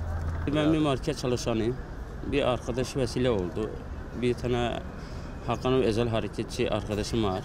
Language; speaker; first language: Turkish; non-native, local second language; Kurdish